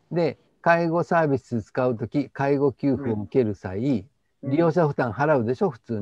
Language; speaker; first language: Japanese; native; Japanese